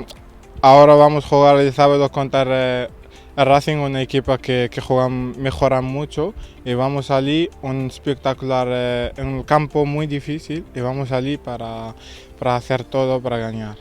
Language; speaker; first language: Spanish; non-native, learner; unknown